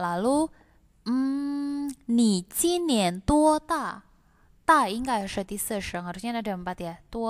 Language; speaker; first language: Chinese; non-native, fluent; Indonesian